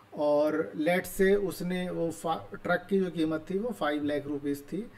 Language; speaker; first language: Hindi; native; Hindi